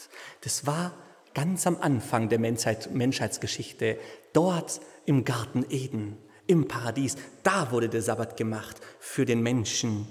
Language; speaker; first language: German; native; German